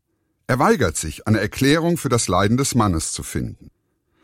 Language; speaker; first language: German; native; German